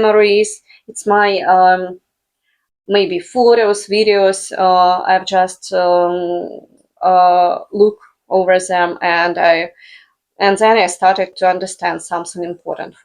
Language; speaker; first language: English; non-native, fluent; Russian